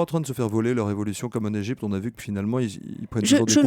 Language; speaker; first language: French; early bilingual, other home language; Greek